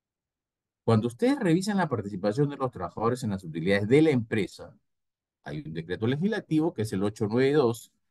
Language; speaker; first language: Spanish; native; Spanish